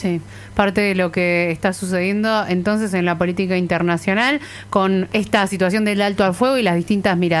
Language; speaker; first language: Spanish; native; Spanish